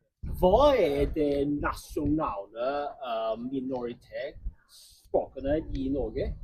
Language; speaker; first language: Norwegian; non-native, learner; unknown